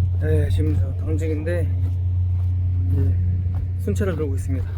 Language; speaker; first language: Korean; native; Korean